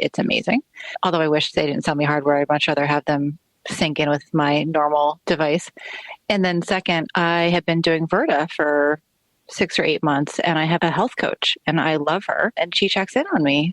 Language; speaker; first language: English; native; English